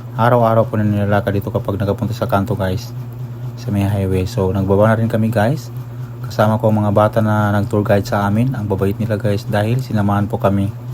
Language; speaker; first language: Filipino; non-native, local second language; Cebuano